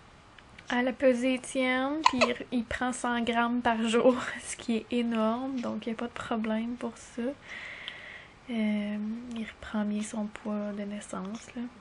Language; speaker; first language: French; native; French